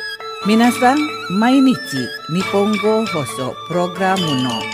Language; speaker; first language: Japanese; non-native, fluent; Indonesian